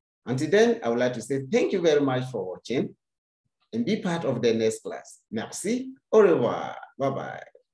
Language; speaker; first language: English; non-native, local second language; Akan